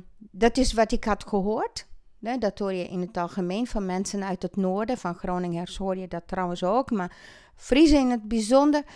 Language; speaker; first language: Dutch; non-native, fluent; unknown